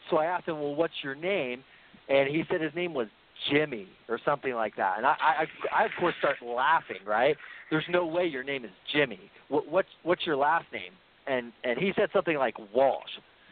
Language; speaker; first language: English; native; English